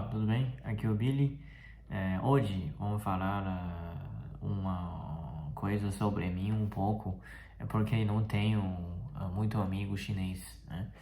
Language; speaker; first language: Portuguese; non-native, fluent; Chinese